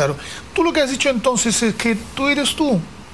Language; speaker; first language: Spanish; native; Spanish